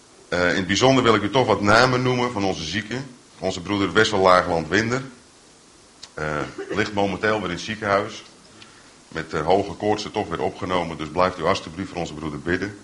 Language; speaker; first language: Dutch; native; Dutch